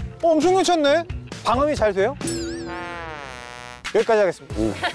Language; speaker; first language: Korean; native; Korean